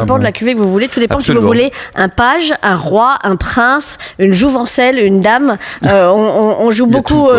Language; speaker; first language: French; native; French